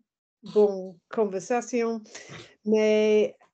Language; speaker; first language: French; non-native, learner; English